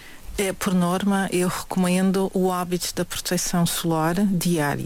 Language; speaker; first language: Portuguese; native; Portuguese